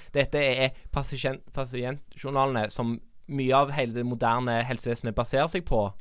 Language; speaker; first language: Norwegian; native; Norwegian